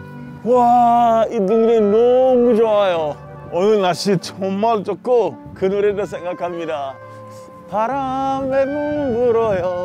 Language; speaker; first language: Korean; non-native, learner; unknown